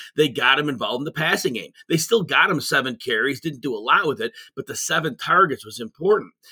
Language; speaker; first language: English; native; English